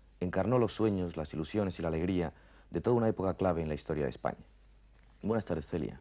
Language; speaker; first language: Spanish; native; Spanish